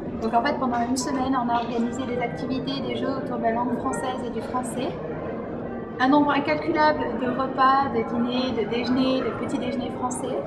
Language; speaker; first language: French; native; French